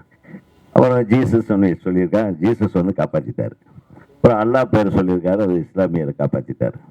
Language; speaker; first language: Tamil; native; Tamil